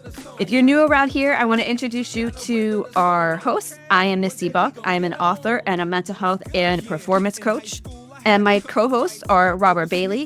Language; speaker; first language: English; native; English